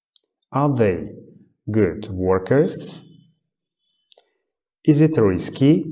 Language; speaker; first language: English; non-native, fluent; Uzbek